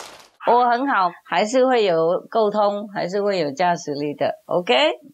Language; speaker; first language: Chinese; non-native, fluent; Vietnamese